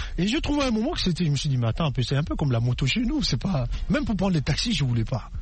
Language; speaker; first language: French; non-native, local second language; Lingala